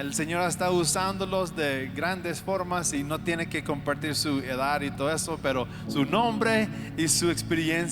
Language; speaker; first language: Spanish; non-native, fluent; English